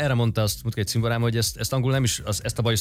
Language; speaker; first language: Hungarian; native; Hungarian